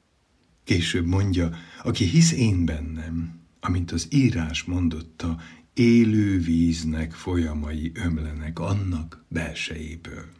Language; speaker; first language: Hungarian; native; Hungarian